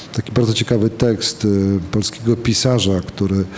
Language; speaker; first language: Polish; native; Polish